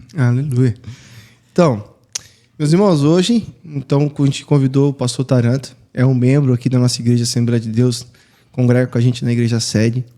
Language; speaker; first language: Portuguese; native; Portuguese